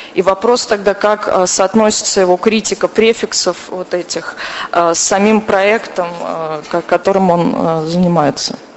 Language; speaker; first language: Russian; native; Russian